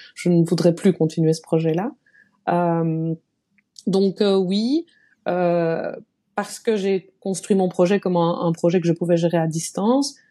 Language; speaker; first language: French; native; French